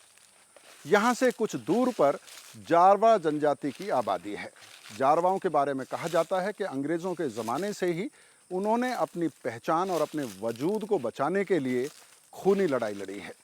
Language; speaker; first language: Hindi; native; Hindi